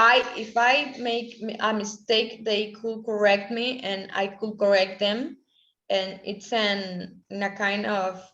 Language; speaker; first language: English; non-native, learner; Spanish